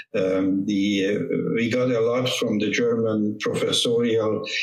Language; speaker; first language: English; non-native, fluent; Hungarian